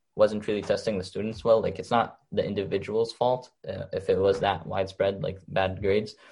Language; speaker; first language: English; early bilingual, other home language; Arabic